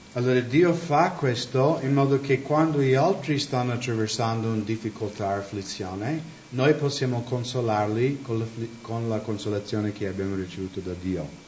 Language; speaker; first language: Italian; non-native, fluent; English